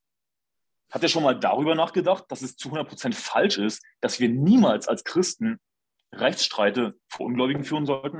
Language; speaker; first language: German; native; German